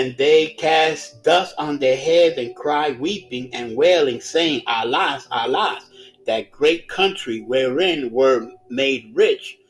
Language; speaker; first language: English; native; English